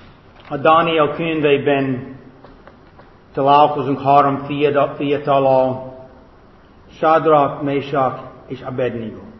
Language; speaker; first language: Hungarian; non-native, fluent; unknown